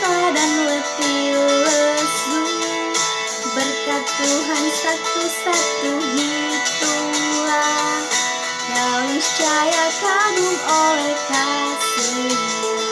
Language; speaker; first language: Indonesian; native; Indonesian